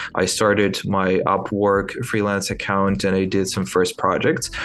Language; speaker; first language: English; non-native, fluent; Ukrainian